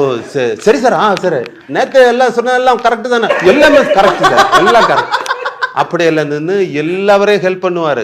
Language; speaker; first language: Tamil; non-native, learner; Malayalam